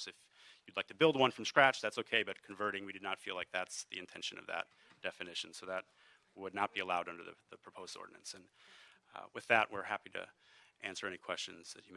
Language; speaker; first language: English; native; English